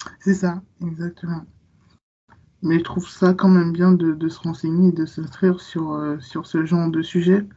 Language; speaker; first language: French; native; French